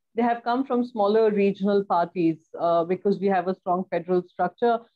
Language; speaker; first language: English; non-native, local second language; Hindi